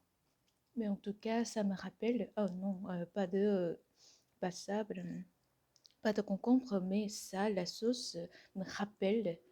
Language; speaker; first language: French; non-native, fluent; Korean